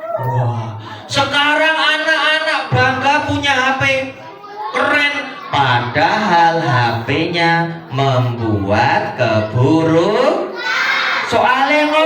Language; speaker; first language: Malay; non-native, local second language; Javanese